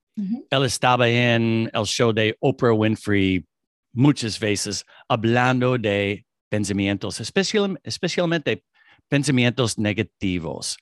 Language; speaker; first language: Spanish; non-native, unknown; English